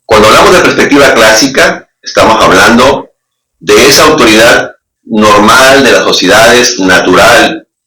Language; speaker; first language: Spanish; native; Spanish